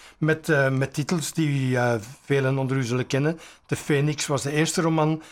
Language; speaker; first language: Dutch; native; Dutch